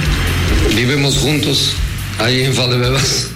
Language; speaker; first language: Spanish; non-native, fluent; Portuguese